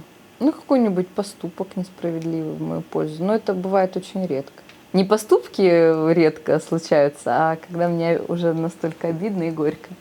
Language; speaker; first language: Russian; native; Russian